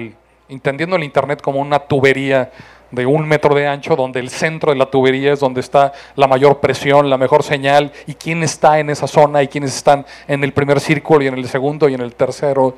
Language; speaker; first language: Spanish; native; Spanish